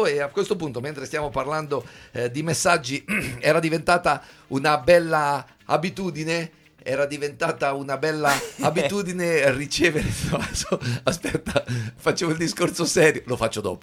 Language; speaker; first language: Italian; native; Italian